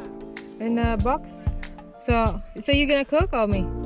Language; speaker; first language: English; non-native, learner; Indonesian